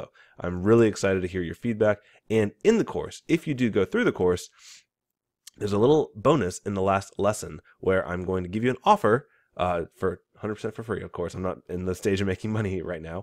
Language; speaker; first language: English; native; English